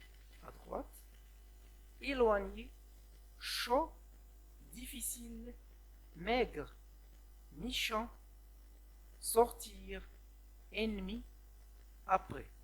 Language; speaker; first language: French; non-native, local second language; Arabic